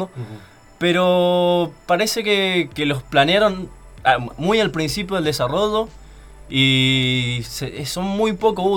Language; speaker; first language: Spanish; native; Spanish